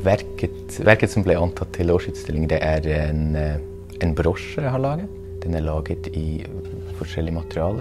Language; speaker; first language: Norwegian; non-native, fluent; German